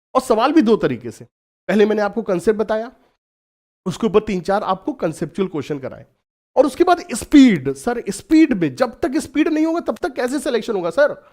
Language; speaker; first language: Hindi; native; Hindi